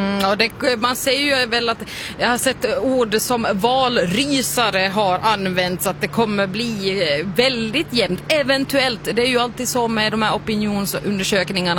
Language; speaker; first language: Swedish; native; Swedish